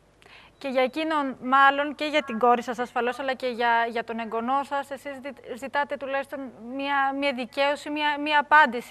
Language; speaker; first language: Greek; native; Greek